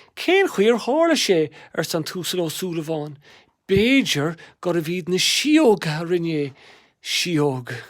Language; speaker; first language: Irish; native; Irish